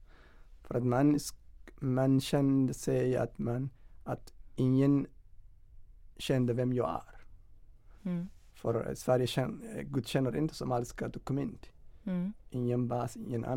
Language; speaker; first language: Swedish; non-native, fluent; Somali